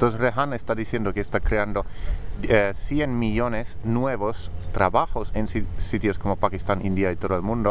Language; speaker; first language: Spanish; non-native, fluent; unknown